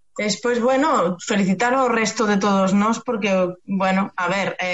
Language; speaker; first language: Spanish; non-native, local second language; Galician